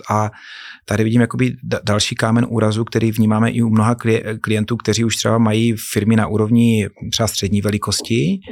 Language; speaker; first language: Czech; native; Czech